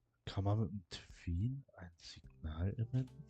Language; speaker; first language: German; native; German